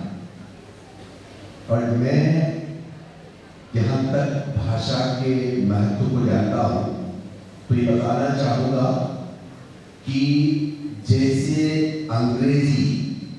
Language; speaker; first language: Hindi; non-native, local second language; Malayalam